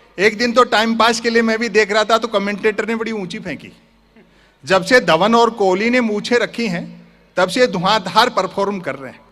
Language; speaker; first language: Hindi; native; Hindi